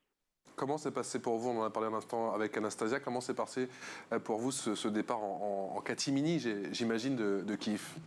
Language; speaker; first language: French; native; French